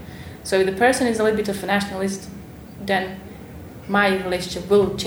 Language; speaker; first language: English; non-native, fluent; Bosnian